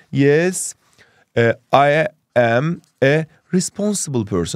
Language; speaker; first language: English; non-native, fluent; Turkish